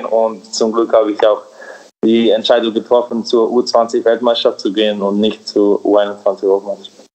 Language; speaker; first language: German; early bilingual, other home language; Serbian